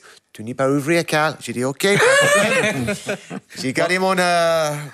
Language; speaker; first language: French; non-native, learner; English